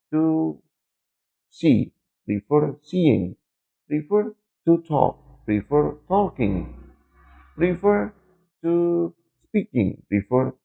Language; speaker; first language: English; non-native, learner; Indonesian